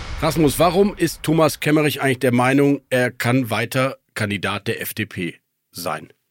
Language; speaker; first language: German; native; German